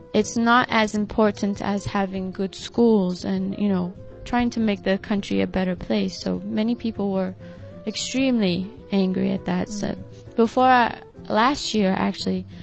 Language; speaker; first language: English; non-native, fluent; Portuguese